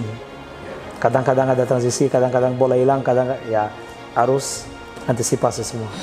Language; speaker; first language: Indonesian; non-native, fluent; Portuguese